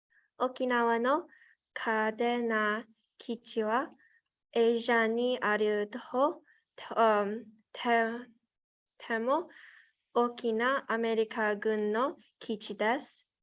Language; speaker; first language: Japanese; non-native, learner; English